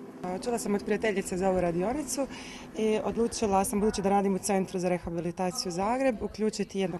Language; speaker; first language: Croatian; native; Croatian